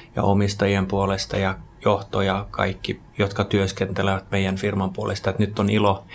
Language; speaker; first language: Finnish; non-native, local second language; Swedish